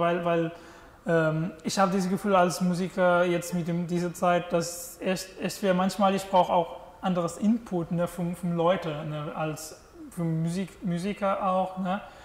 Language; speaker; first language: German; non-native, learner; Portuguese